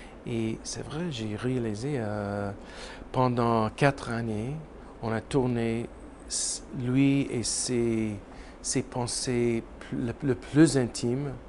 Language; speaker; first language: French; non-native, learner; English